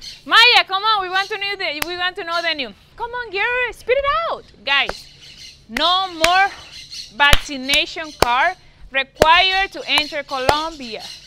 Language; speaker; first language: English; non-native, fluent; Spanish